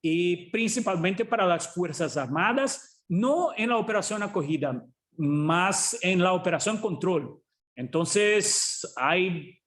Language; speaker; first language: Spanish; non-native, fluent; Portuguese